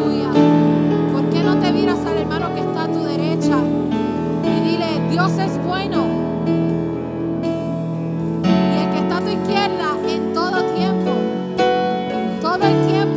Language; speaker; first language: Spanish; native; Spanish